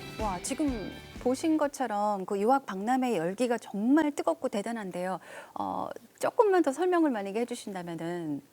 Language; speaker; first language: Korean; native; Korean